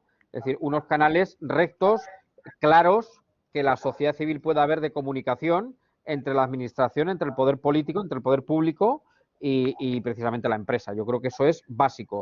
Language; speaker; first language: Spanish; native; Spanish